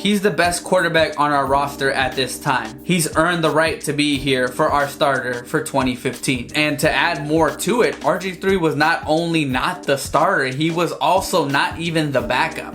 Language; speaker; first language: English; native; English